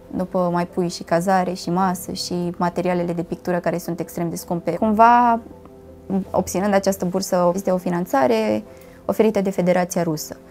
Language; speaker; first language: Romanian; native; Romanian